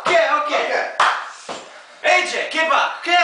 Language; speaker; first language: Spanish; non-native, learner; English